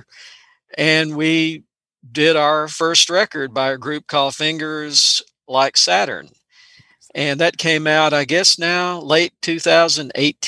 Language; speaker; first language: English; native; English